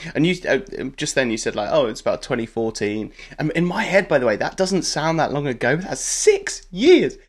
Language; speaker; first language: English; native; English